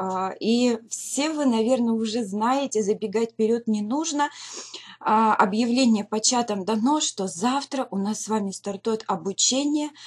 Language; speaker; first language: Russian; native; Russian